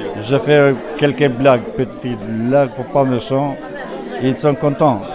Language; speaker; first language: French; non-native, learner; Albanian